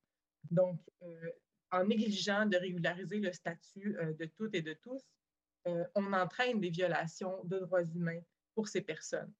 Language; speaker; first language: French; native; French